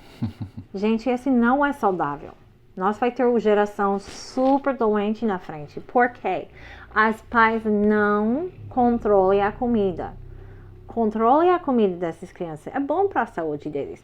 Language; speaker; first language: Portuguese; non-native, fluent; English